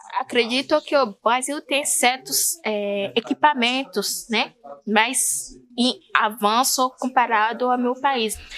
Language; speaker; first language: Portuguese; non-native, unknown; Fon